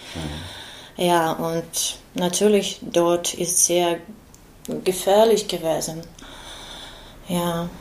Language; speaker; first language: German; non-native, learner; Ukrainian